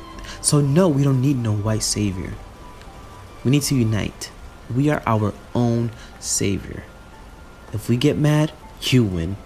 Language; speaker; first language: English; native; English